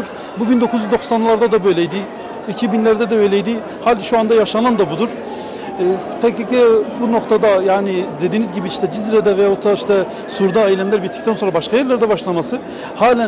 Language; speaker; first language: Turkish; native; Turkish